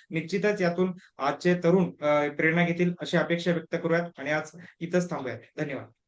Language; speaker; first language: Marathi; native; Marathi